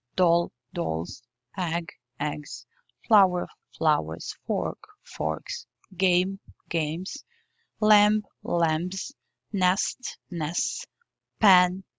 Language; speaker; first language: English; non-native, fluent; Albanian